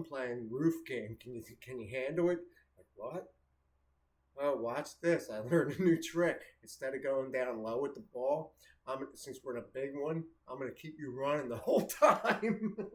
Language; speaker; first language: English; native; English